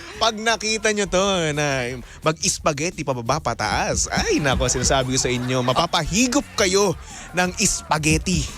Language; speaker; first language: Filipino; native; Filipino